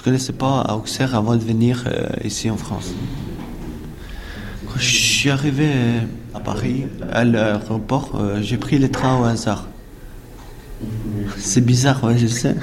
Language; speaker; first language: French; non-native, learner; Albanian